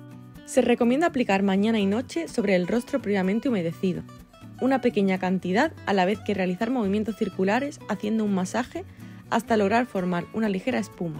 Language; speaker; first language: Spanish; native; Spanish